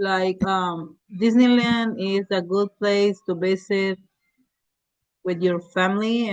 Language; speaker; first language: English; non-native, learner; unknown